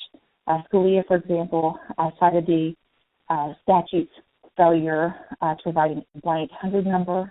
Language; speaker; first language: English; native; English